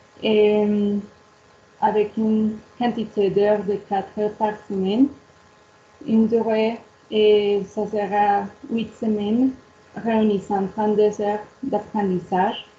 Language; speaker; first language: French; non-native, learner; Spanish